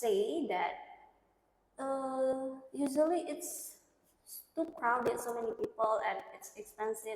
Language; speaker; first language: English; non-native, learner; Indonesian